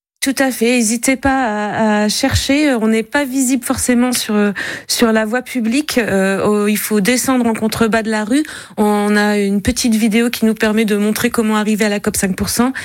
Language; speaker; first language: French; native; French